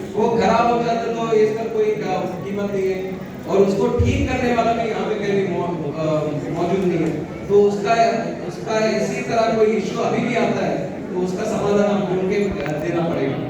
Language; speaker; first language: Hindi; non-native, local second language; Telugu